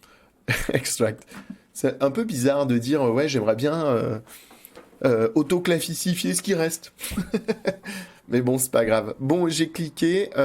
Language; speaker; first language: French; native; French